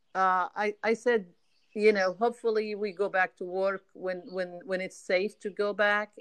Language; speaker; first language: English; non-native, fluent; Arabic